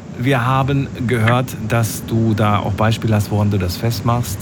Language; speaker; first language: German; native; German